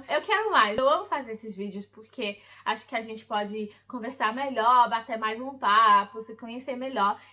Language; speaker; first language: Portuguese; early bilingual, heritage; English